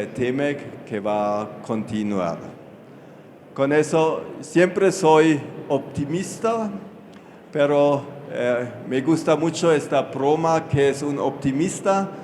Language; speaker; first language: Spanish; non-native, fluent; German